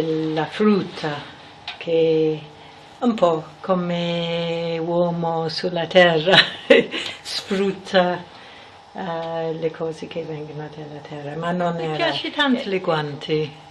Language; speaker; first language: Italian; non-native, fluent; English